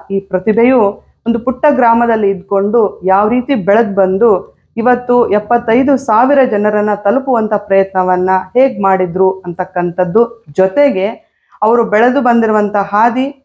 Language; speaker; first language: Kannada; native; Kannada